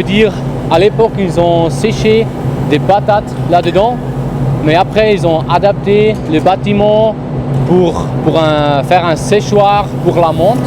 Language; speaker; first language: French; non-native, fluent; German